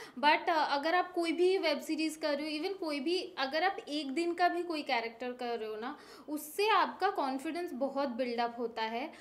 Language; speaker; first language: Hindi; non-native, local second language; Bangla